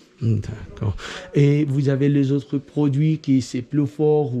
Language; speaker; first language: French; non-native, learner; Kurdish